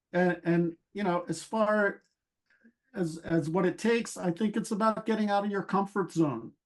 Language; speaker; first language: English; native; English